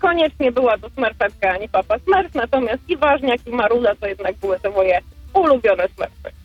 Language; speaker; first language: Polish; native; Polish